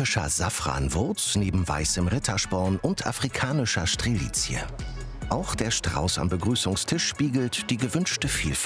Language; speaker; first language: German; native; German